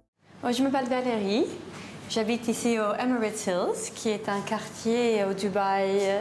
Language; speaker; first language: French; non-native, learner; English